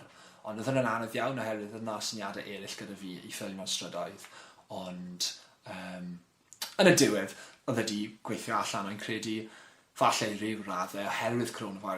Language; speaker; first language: Welsh; non-native, local second language; English